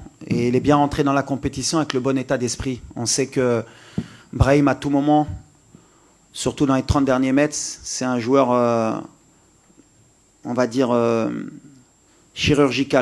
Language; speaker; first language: French; native; French